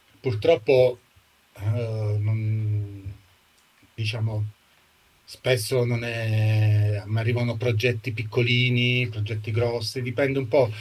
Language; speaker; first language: Italian; native; Italian